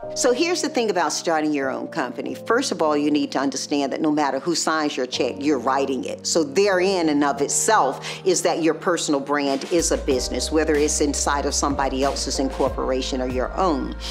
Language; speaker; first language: English; native; English